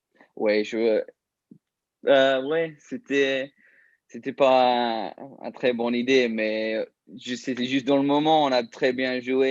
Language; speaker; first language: French; early bilingual, heritage; English